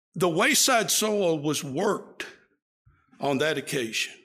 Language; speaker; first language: English; native; English